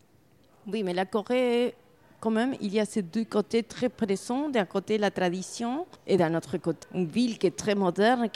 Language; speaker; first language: French; non-native, fluent; Spanish